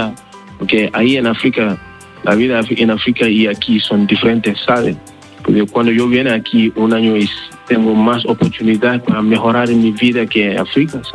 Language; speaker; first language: Spanish; non-native, learner; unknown